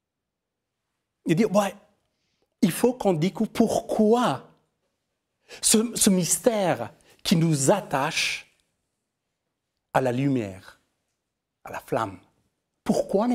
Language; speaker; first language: French; non-native, fluent; Persian